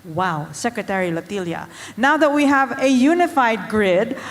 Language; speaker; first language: English; non-native, local second language; Filipino